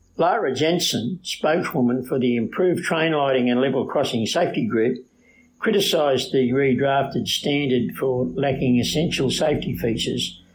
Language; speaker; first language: English; native; English